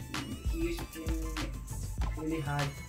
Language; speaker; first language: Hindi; non-native, local second language; Nepali